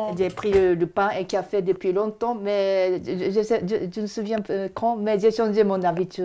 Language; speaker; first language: French; non-native, fluent; Japanese